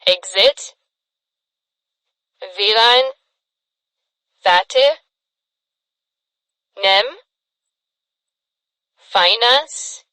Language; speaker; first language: English; non-native, fluent; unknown